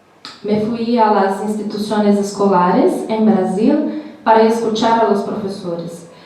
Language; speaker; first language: Spanish; non-native, learner; Portuguese